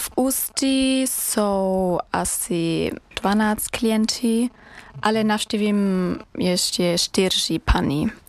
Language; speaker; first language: Czech; non-native, learner; German